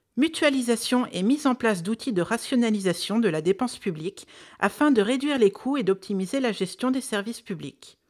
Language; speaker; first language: French; native; French